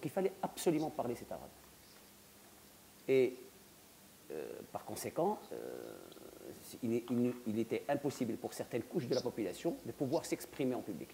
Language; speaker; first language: French; non-native, local second language; Arabic